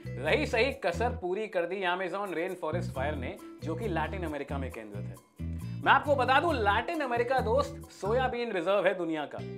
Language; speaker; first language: Hindi; native; Hindi